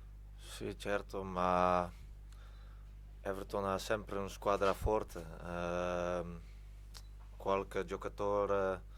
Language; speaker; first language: Italian; non-native, fluent; Dutch